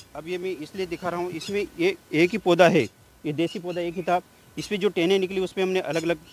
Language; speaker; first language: Hindi; native; Hindi